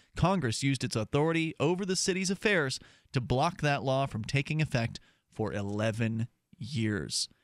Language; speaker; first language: English; native; English